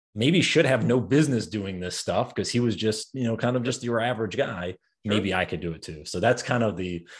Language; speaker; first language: English; native; English